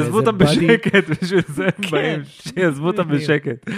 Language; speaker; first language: Hebrew; native; Hebrew